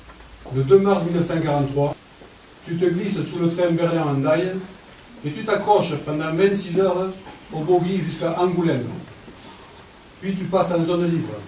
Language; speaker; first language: French; native; French